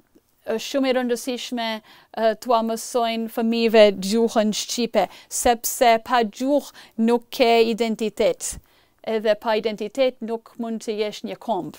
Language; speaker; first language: Albanian; non-native, fluent; English